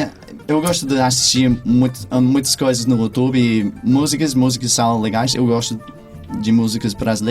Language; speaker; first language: Portuguese; non-native, fluent; English